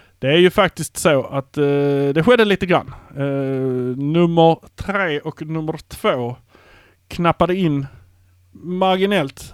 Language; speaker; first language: Swedish; native; Swedish